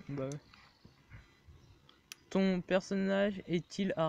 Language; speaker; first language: French; native; French